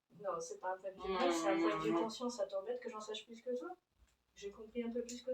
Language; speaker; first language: French; native; French